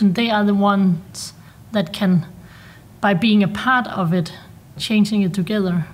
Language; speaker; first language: English; non-native, fluent; Danish